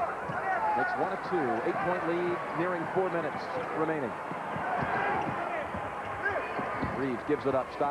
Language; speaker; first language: English; native; English